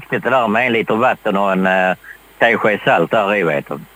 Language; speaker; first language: Swedish; native; Swedish